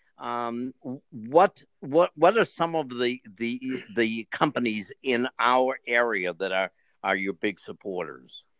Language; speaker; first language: English; native; English